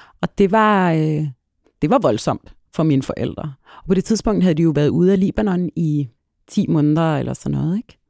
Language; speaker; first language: Danish; early bilingual, other home language; Arabic